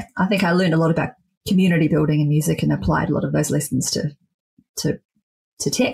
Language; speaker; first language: English; native; English